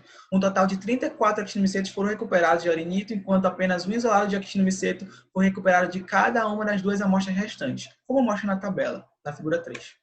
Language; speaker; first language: Portuguese; native; Portuguese